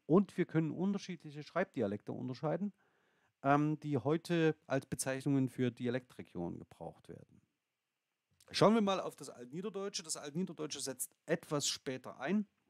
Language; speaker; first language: German; native; German